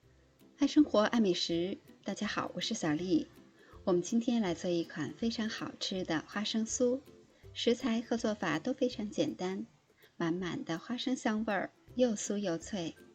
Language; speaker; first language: Chinese; native; Chinese